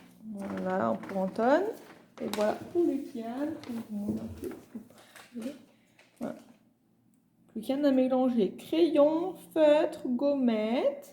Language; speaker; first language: French; native; French